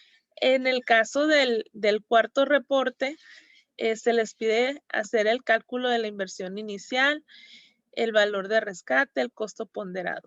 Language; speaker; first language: Spanish; native; Spanish